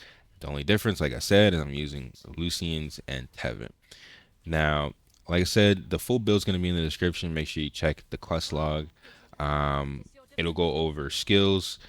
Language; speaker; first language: English; native; English